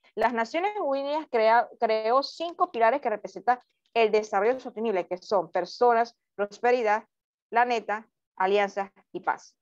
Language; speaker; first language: Spanish; native; Spanish